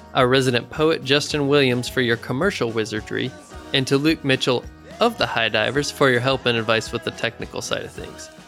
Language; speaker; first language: English; native; English